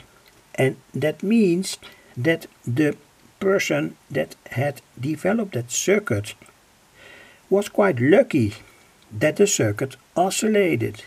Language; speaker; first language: English; non-native, fluent; Dutch